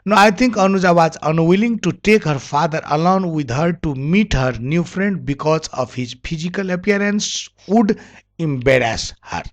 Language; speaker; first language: English; non-native, local second language; Nepali